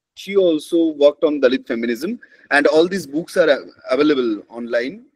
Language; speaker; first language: English; non-native, local second language; Bangla